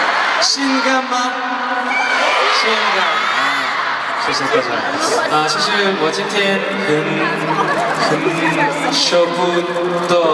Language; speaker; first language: Chinese; non-native, learner; Korean